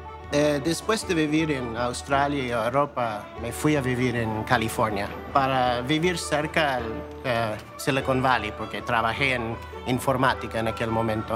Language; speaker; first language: Spanish; non-native, fluent; English